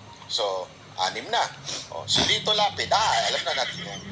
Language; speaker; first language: Filipino; non-native, local second language; Cebuano